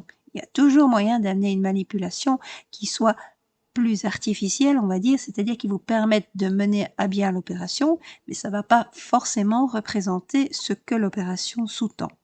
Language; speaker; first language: French; native; French